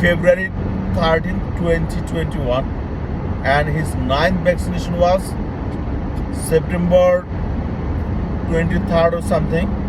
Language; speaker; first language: English; non-native, local second language; Bangla